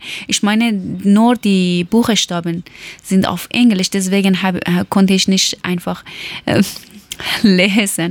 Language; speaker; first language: German; non-native, learner; Persian